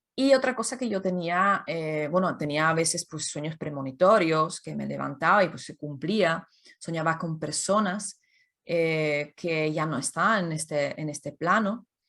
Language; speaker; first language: Spanish; non-native, fluent; Czech